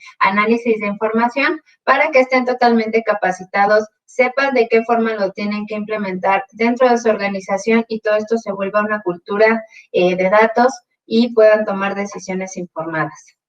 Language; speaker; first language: Spanish; native; Spanish